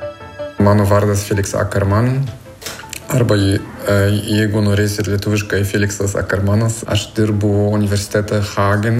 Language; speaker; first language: Lithuanian; non-native, learner; German